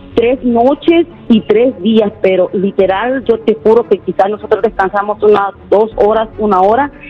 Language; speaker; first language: Spanish; native; Spanish